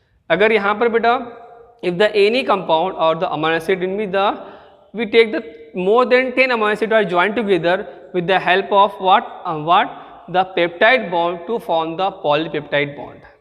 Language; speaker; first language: English; non-native, local second language; Hindi